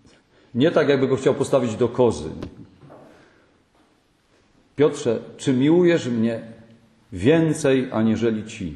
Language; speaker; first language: Polish; native; Polish